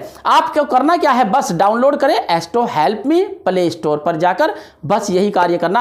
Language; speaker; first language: Hindi; native; Hindi